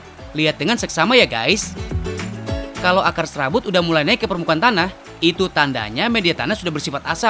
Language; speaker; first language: Indonesian; native; Indonesian